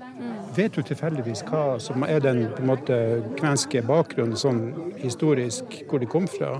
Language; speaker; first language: Norwegian; native; Norwegian